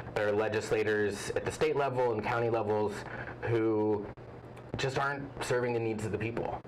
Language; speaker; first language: English; native; English